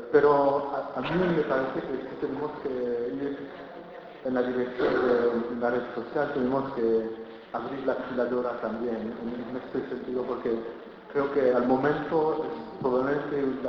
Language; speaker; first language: Spanish; non-native, fluent; French